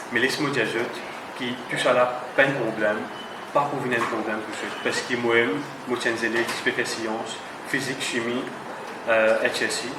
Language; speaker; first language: French; non-native, local second language; Morisyen